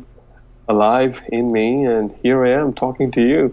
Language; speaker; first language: English; non-native, local second language; Telugu